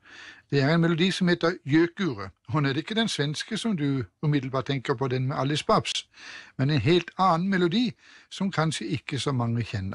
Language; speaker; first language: Norwegian; native; Norwegian